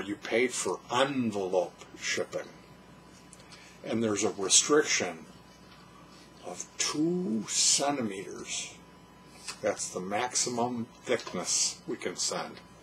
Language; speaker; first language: English; native; English